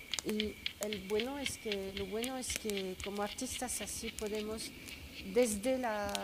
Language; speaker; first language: Spanish; non-native, fluent; French